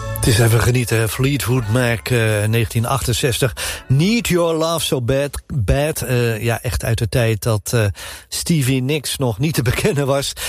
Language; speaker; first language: Dutch; native; Dutch